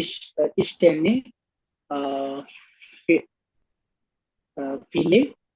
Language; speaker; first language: German; non-native, learner; Hindi